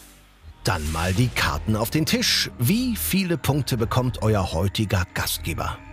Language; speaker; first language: German; native; German